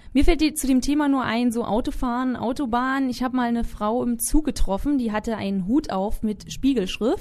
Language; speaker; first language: German; native; German